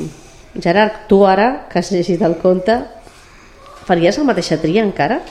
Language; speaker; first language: Catalan; native; Catalan